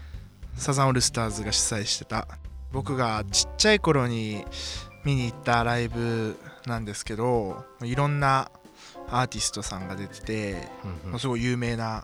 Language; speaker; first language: Japanese; native; Japanese